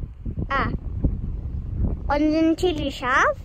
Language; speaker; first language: German; early bilingual, other home language; Indonesian